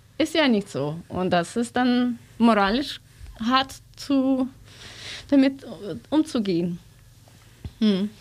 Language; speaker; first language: German; non-native, learner; Russian